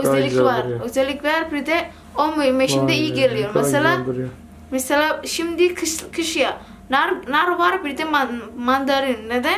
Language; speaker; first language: Turkish; non-native, learner; Indonesian